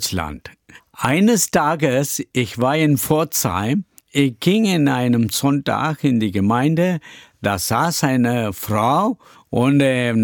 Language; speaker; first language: German; non-native, learner; Tamil